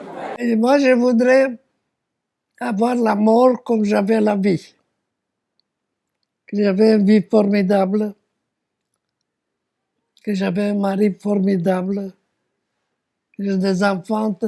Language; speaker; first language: French; non-native, fluent; Romanian